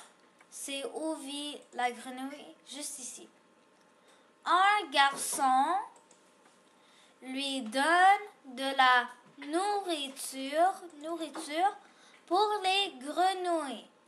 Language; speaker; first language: French; non-native, local second language; English